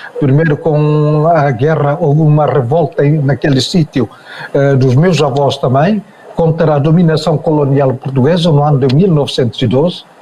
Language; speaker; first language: Portuguese; non-native, local second language; Tetum